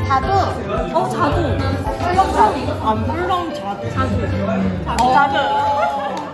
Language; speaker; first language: Korean; non-native, learner; Arabic